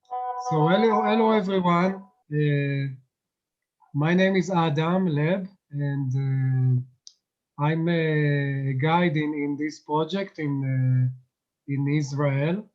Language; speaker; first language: English; non-native, fluent; Arabic